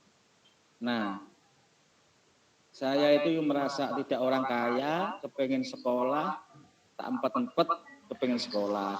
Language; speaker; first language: Indonesian; non-native, local second language; Javanese